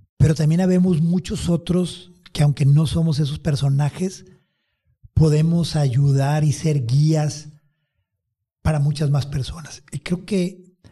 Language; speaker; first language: Spanish; native; Spanish